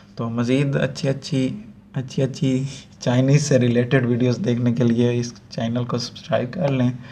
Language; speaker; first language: Urdu; non-native, local second language; Punjabi